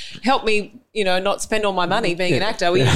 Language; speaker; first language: English; native; English